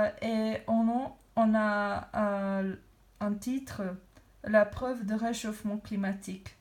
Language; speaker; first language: French; non-native, learner; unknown